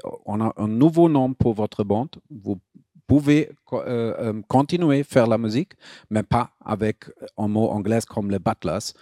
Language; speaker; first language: French; non-native, fluent; German